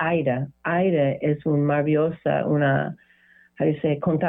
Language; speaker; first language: Spanish; non-native, learner; English